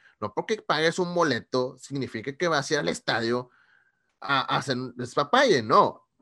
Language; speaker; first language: Spanish; native; Spanish